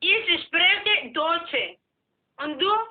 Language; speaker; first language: German; non-native, learner; Oromo